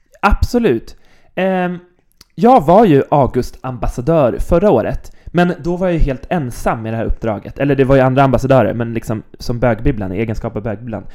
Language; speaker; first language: Swedish; native; Swedish